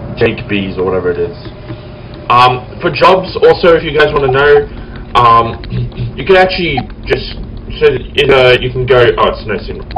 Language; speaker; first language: English; native; English